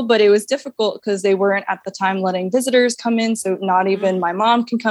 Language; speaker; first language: English; native; English